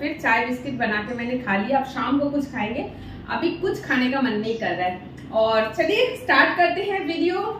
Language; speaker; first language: Hindi; non-native, local second language; Bangla